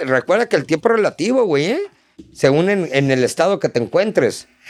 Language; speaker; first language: Spanish; early bilingual, heritage; Spanish